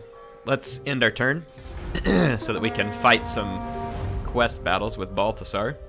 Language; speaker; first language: English; native; English